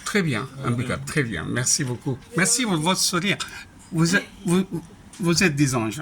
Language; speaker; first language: French; non-native, fluent; Arabic